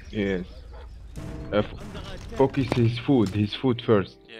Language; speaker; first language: English; non-native, learner; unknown